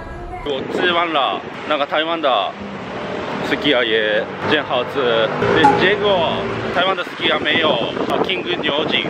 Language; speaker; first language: Chinese; non-native, learner; Japanese